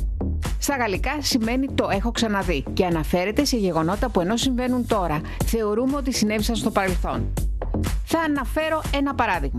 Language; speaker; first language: Greek; native; Greek